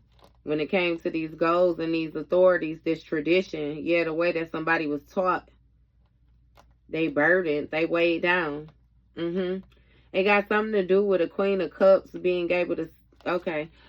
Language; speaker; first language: English; native; English